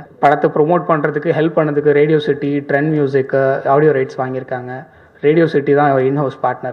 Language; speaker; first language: Tamil; native; Tamil